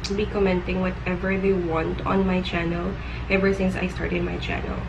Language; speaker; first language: English; non-native, local second language; Filipino